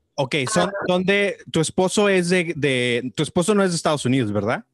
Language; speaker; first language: Spanish; native; Spanish